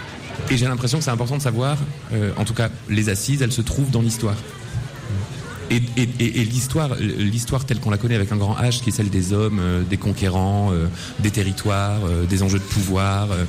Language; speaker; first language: French; native; French